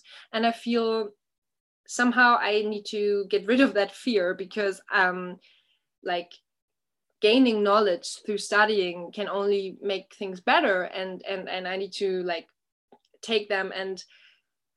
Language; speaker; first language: English; non-native, fluent; German